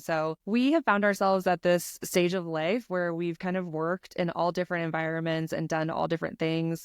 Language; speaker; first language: English; native; English